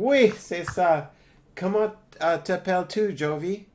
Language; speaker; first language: French; non-native, learner; English